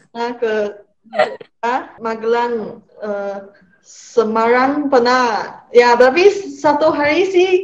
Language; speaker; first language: Indonesian; non-native, fluent; Malay